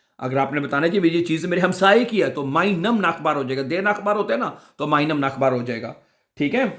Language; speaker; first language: Urdu; non-native, local second language; Punjabi